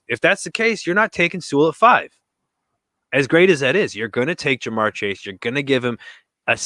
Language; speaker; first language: English; native; English